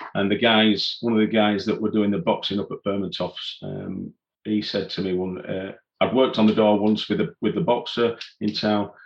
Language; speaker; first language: English; native; English